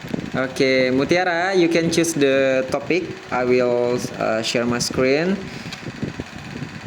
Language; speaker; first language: English; non-native, learner; Indonesian